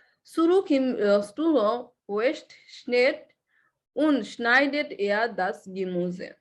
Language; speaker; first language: German; non-native, learner; Bangla